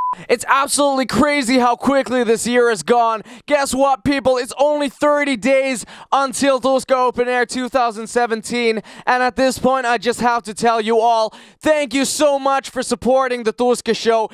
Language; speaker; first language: English; non-native, fluent; Finnish